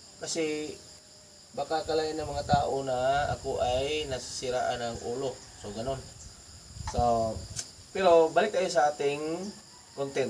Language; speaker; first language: Filipino; non-native, local second language; Cebuano